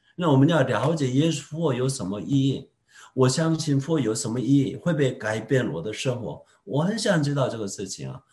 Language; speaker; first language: Chinese; non-native, fluent; Korean